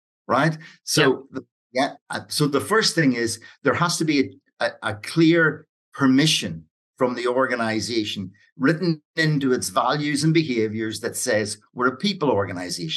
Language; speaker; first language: English; native; English